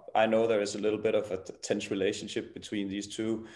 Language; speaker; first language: English; non-native, fluent; Danish